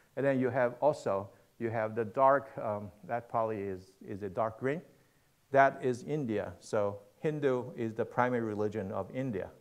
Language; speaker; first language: English; non-native, fluent; Chinese